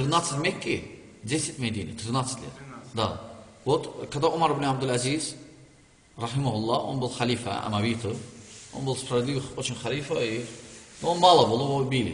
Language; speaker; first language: Russian; non-native, learner; Azerbaijani